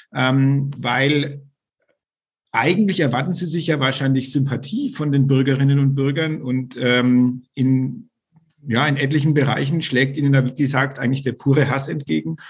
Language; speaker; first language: German; native; German